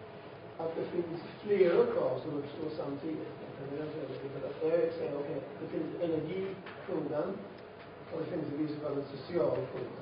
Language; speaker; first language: Swedish; non-native, fluent; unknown